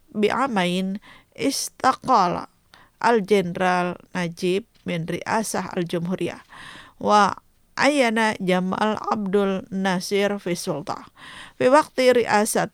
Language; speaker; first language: Arabic; non-native, fluent; Indonesian